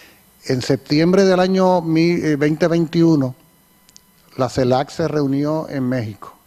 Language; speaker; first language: Spanish; native; Spanish